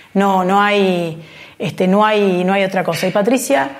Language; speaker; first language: Spanish; native; Spanish